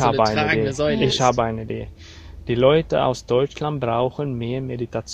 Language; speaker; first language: German; non-native, learner; Swedish